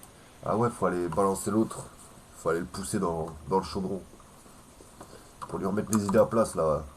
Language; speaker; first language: French; native; French